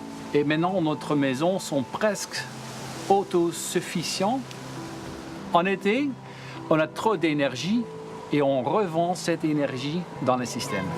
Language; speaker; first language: French; non-native, learner; Dutch